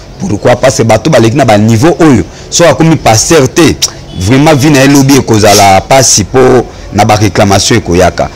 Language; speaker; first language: Lingala; native; Lingala